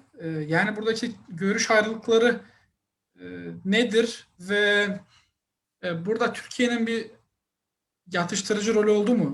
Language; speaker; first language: Turkish; native; Turkish